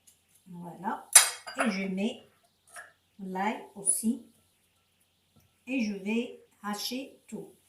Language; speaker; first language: French; non-native, local second language; Arabic